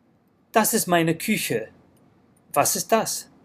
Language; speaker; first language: German; non-native, fluent; English